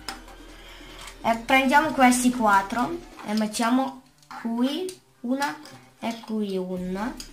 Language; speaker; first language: Italian; early bilingual, other home language; Russian